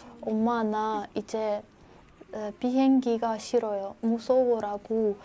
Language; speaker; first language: Korean; non-native, learner; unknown